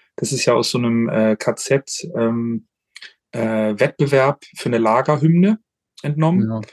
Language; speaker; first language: German; native; German